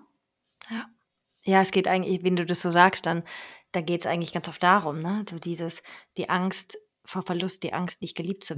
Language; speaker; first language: German; native; German